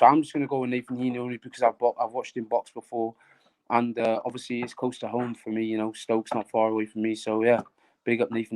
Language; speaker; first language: English; native; English